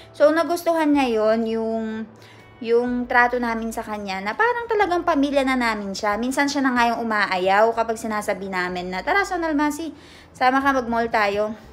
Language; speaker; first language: Filipino; native; Filipino